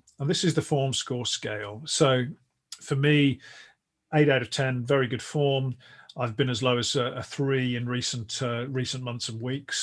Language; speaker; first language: English; native; English